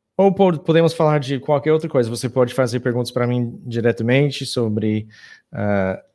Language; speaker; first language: Portuguese; non-native, fluent; English